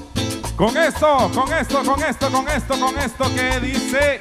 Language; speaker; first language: Spanish; native; Spanish